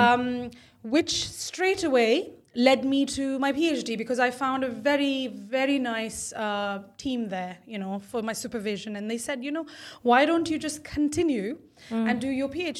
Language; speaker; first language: English; non-native, local second language; Urdu